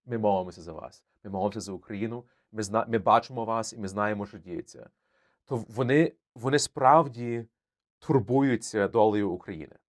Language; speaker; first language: Ukrainian; early bilingual, heritage; Ukrainian